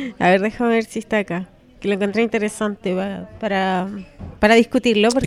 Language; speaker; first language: Spanish; native; Spanish